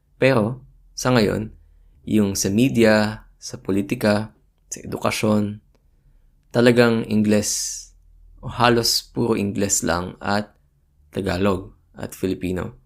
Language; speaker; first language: Filipino; native; Filipino